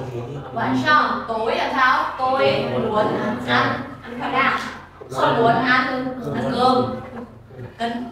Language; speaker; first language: Chinese; non-native, fluent; Vietnamese